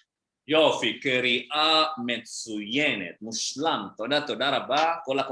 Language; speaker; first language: Hebrew; non-native, fluent; Indonesian